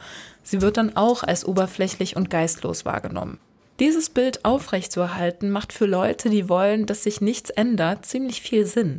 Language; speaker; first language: German; native; German